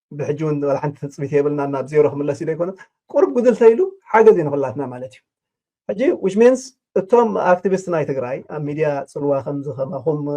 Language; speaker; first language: Tigrinya; native; Tigrinya